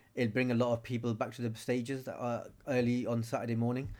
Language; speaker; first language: English; native; English